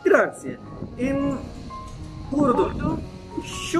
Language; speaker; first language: Italian; non-native, learner; Urdu